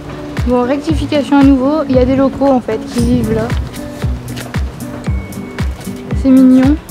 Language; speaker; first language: French; native; French